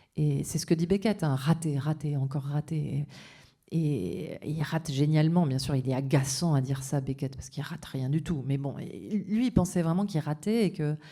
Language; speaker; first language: French; native; French